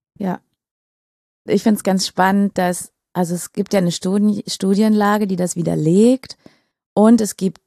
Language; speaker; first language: German; native; German